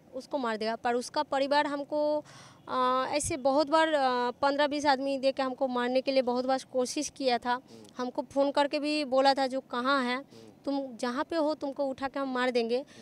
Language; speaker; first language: Hindi; non-native, local second language; Bangla